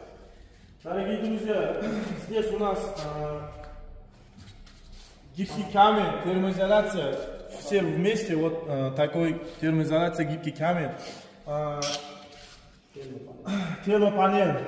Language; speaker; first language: Russian; non-native, fluent; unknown